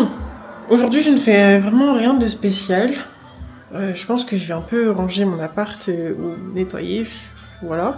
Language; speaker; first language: French; native; French